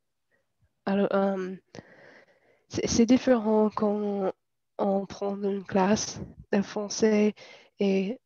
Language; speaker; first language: French; non-native, learner; English